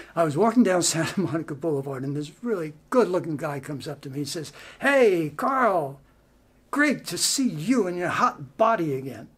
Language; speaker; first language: English; native; English